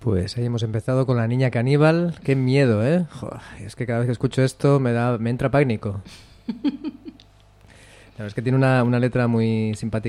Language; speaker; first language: Spanish; native; Spanish